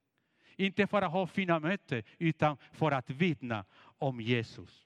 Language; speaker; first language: Swedish; non-native, fluent; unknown